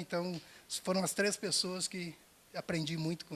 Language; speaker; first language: Portuguese; native; Portuguese